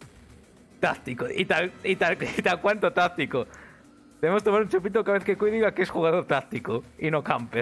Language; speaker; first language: Spanish; native; Spanish